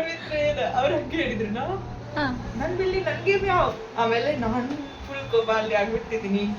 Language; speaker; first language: Kannada; non-native, fluent; Hindi